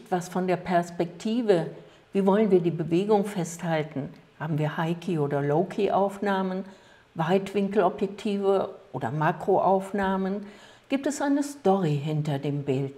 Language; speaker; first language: German; native; German